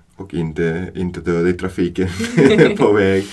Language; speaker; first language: Swedish; non-native, fluent; Spanish